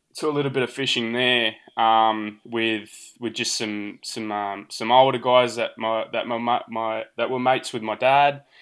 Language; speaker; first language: English; early bilingual, other home language; Portuguese